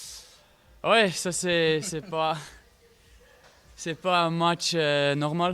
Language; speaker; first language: French; non-native, fluent; German